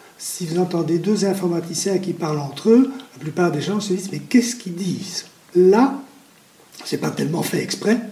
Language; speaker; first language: French; native; French